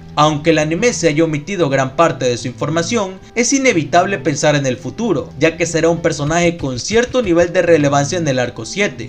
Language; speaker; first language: Spanish; native; Spanish